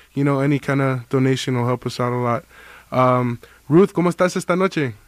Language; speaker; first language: English; native; English